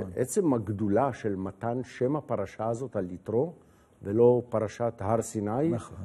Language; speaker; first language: Hebrew; native; Hebrew